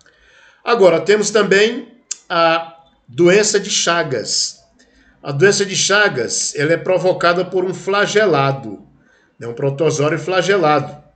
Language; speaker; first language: Portuguese; native; Portuguese